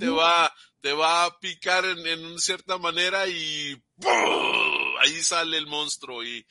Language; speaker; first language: Spanish; early bilingual, heritage; Spanish